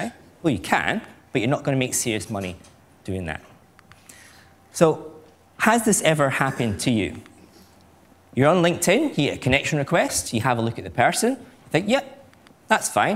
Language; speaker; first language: English; native; English